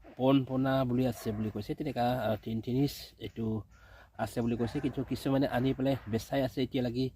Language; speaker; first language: Assamese; native; Assamese